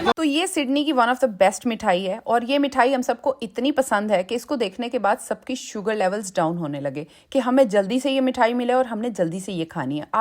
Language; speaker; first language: Urdu; native; Urdu